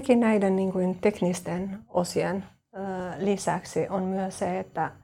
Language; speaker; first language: Finnish; non-native, fluent; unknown